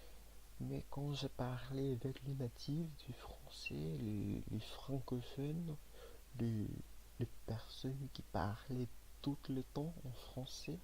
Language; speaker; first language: French; non-native, learner; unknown